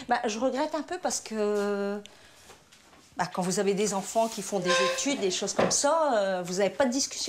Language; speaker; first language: French; native; French